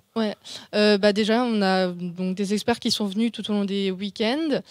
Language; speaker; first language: French; native; French